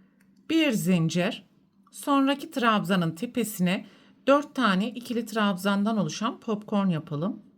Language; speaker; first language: Turkish; native; Turkish